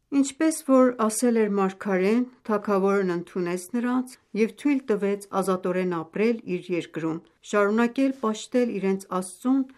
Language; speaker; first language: Armenian; native; Armenian